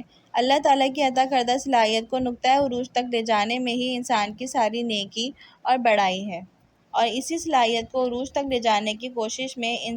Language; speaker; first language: Urdu; native; Urdu